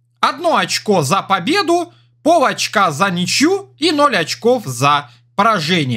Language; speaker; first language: Russian; native; Russian